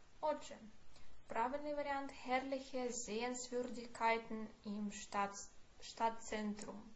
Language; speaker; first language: German; non-native, fluent; Ukrainian